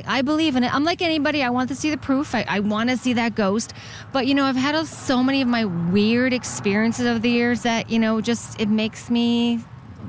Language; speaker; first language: English; native; English